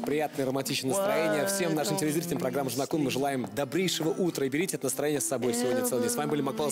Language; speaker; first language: Russian; native; Russian